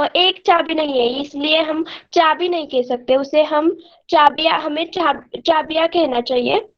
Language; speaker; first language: Hindi; non-native, local second language; Marathi